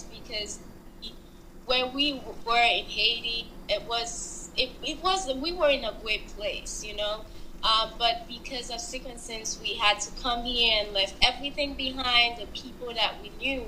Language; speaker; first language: English; non-native, fluent; Haitian Creole